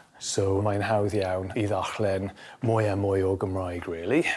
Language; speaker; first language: Welsh; non-native, fluent; English